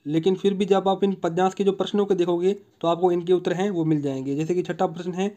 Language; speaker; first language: Hindi; native; Hindi